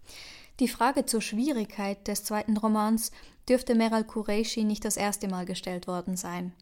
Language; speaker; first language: German; native; German